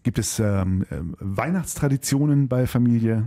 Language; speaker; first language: German; native; German